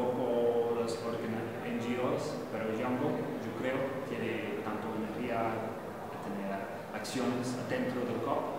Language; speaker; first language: Portuguese; non-native, learner; Spanish